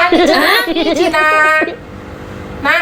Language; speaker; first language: Chinese; non-native, fluent; Indonesian